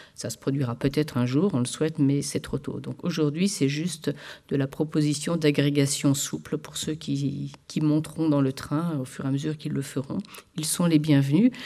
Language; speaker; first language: French; native; French